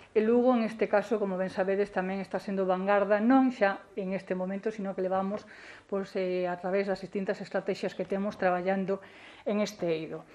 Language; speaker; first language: Galician; native; Galician